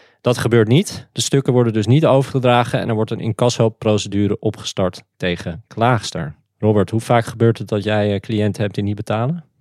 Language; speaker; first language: Dutch; native; Dutch